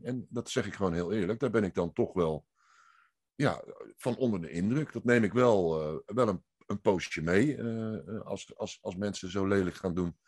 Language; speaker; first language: Dutch; native; Dutch